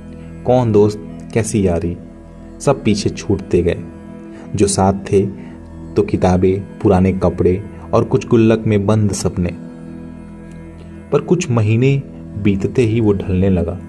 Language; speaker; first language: Hindi; native; Hindi